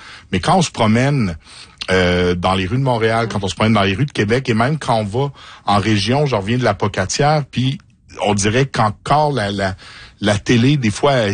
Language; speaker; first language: French; native; French